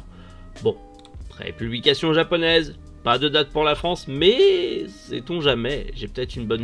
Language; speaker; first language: French; native; French